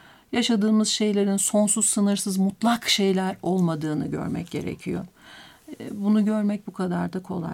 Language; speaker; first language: Turkish; native; Turkish